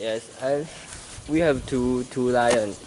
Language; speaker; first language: English; non-native, learner; Chinese